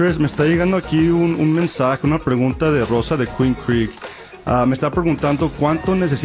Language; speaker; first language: Spanish; early bilingual, heritage; Spanish